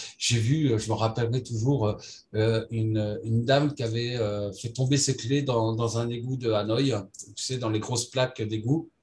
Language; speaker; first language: French; native; French